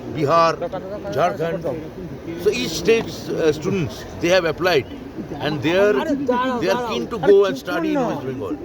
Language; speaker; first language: English; non-native, local second language; Bangla